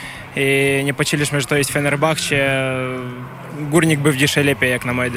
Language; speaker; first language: Polish; non-native, learner; Ukrainian